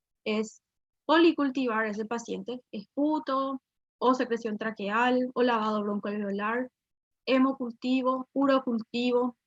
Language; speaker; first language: Spanish; native; Spanish